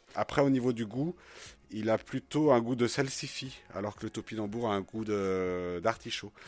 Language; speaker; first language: French; native; French